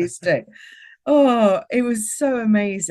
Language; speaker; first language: English; native; English